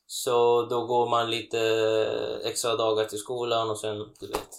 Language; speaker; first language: Swedish; non-native, fluent; Sinhala